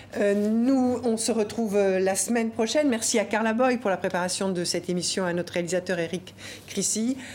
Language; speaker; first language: French; native; French